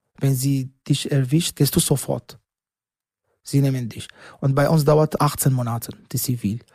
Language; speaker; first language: German; non-native, learner; Arabic